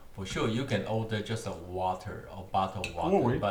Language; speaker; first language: English; non-native, learner; Chinese